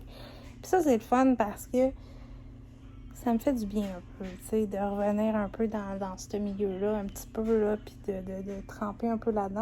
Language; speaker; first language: French; native; French